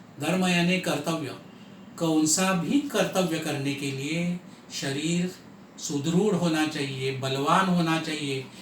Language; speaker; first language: Hindi; non-native, local second language; Marathi